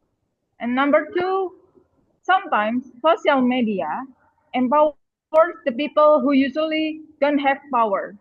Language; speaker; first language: English; non-native, learner; Indonesian